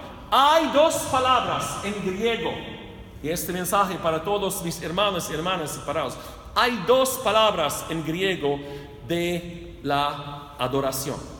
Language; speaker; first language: Spanish; non-native, fluent; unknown